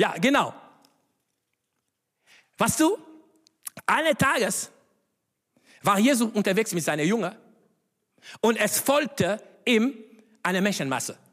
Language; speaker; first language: German; non-native, fluent; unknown